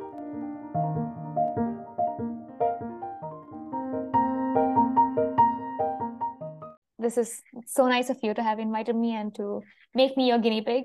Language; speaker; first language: English; non-native, local second language; Malayalam